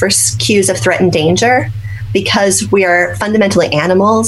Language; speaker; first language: English; native; English